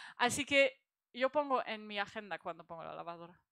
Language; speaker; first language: Spanish; non-native, fluent; German